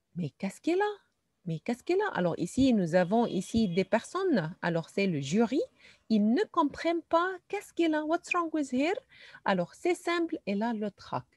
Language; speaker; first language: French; non-native, fluent; Arabic